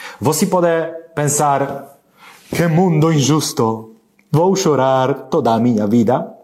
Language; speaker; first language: Portuguese; non-native, learner; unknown